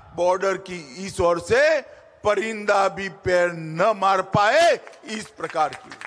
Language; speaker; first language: Hindi; native; Hindi